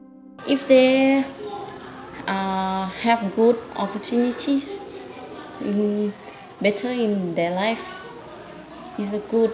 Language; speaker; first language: English; non-native, learner; Thai